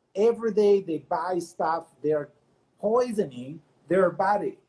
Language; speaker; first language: English; non-native, fluent; Italian